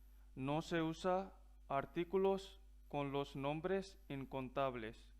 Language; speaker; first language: Spanish; non-native, fluent; Punjabi